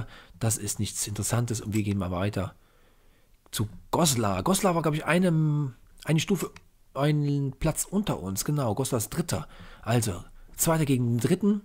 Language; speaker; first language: German; native; German